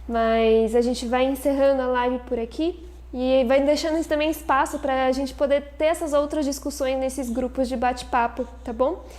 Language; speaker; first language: Portuguese; native; Portuguese